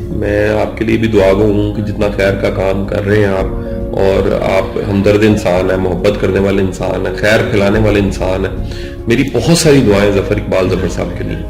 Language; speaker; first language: Urdu; non-native, local second language; Punjabi